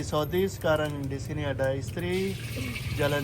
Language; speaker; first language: Indonesian; non-native, learner; Urdu